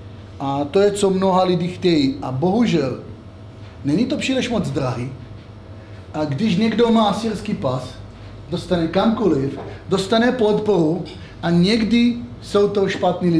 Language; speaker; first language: Czech; non-native, fluent; Hebrew